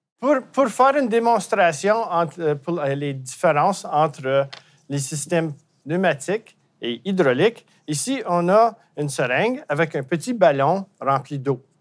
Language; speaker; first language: French; native; French